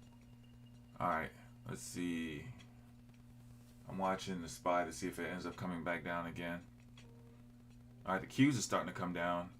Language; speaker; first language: English; native; English